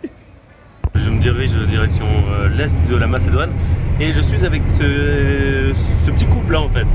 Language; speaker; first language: French; native; French